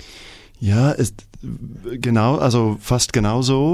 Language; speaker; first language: German; non-native, fluent; English